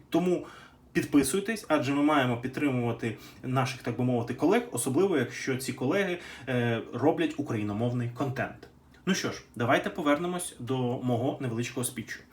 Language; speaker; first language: Ukrainian; native; Ukrainian